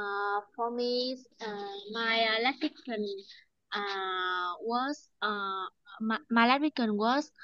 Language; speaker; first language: English; non-native, learner; Vietnamese